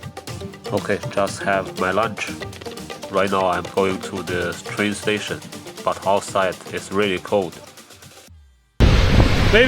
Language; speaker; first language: English; non-native, fluent; Chinese